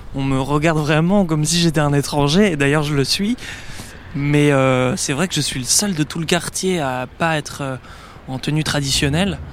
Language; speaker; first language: French; native; French